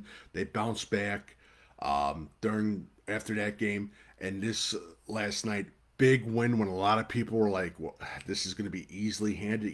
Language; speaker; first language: English; native; English